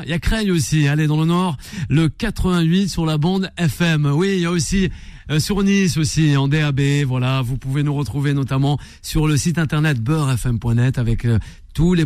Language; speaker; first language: French; native; French